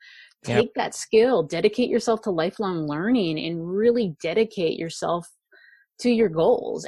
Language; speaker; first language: English; native; English